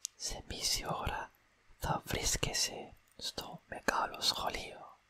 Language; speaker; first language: Greek; non-native, learner; English